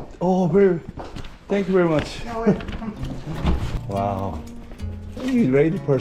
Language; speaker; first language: English; non-native, learner; Korean